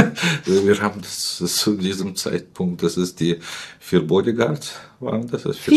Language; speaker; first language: German; non-native, fluent; Russian